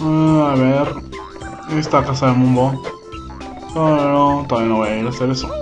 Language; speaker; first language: Spanish; native; Spanish